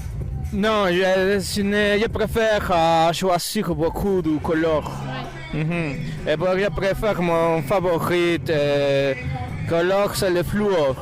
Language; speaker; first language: French; non-native, learner; Spanish